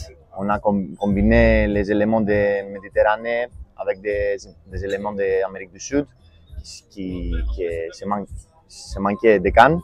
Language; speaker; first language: French; non-native, learner; Greek